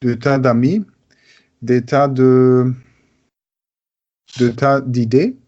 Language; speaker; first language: French; non-native, learner; German